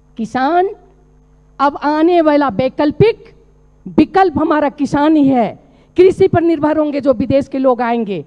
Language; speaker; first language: Hindi; non-native, local second language; Maithili